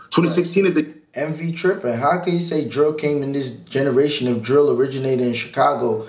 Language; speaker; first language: English; native; English